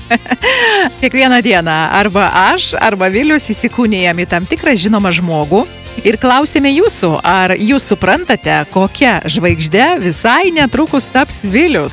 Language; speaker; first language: Lithuanian; native; Lithuanian